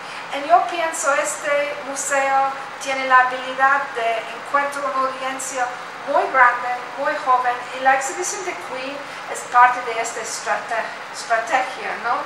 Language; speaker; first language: Spanish; non-native, learner; English